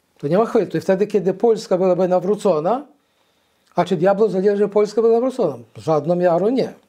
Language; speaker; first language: Polish; early bilingual, heritage; Polish